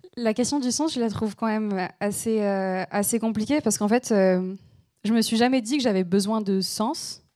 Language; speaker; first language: French; native; French